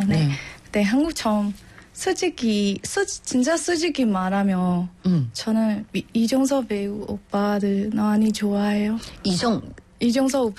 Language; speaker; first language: Korean; non-native, learner; Burmese